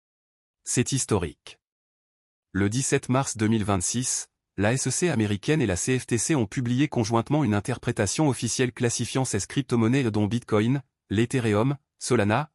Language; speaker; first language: French; native; French